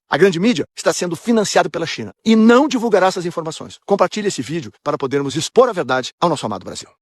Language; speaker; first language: Portuguese; native; Portuguese